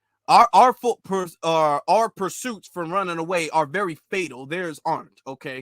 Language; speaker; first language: English; native; English